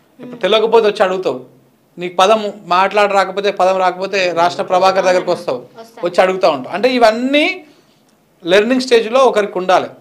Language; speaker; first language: Telugu; native; Telugu